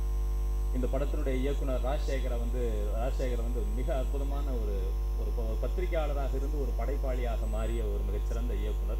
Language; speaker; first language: Tamil; native; Tamil